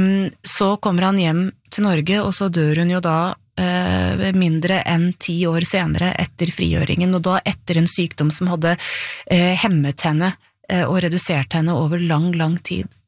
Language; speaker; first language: Norwegian; native; Norwegian